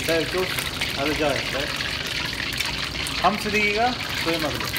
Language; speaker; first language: Arabic; non-native, learner; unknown